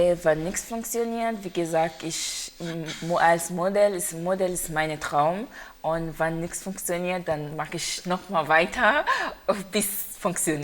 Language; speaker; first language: German; non-native, learner; Haitian Creole